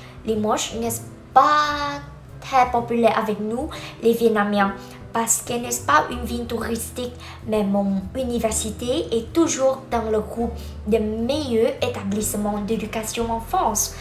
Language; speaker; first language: French; non-native, learner; Vietnamese